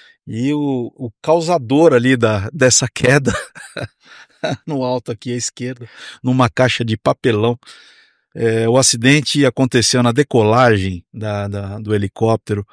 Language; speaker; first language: Portuguese; native; Portuguese